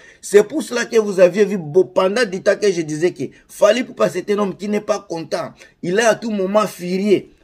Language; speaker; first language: French; non-native, local second language; Lingala